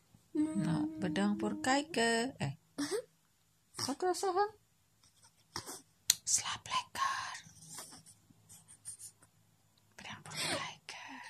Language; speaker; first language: Dutch; non-native, learner; Indonesian